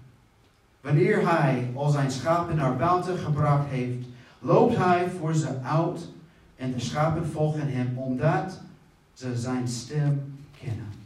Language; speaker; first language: Dutch; non-native, fluent; English